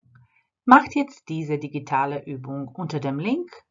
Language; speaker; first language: German; non-native, fluent; Croatian